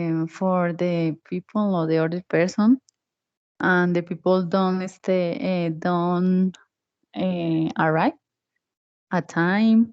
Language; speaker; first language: English; non-native, learner; Spanish